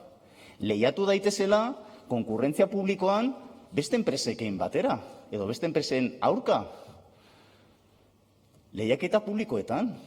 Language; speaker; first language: Basque; non-native, local second language; Spanish